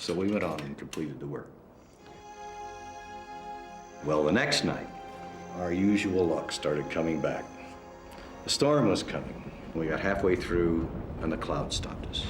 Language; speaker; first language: English; native; English